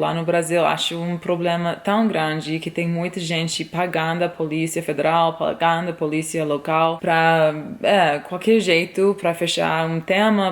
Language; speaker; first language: Portuguese; non-native, fluent; English